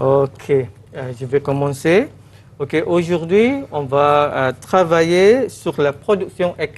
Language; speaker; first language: French; non-native, fluent; Malay